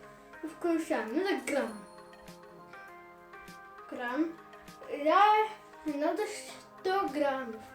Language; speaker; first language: Russian; early bilingual, heritage; Russian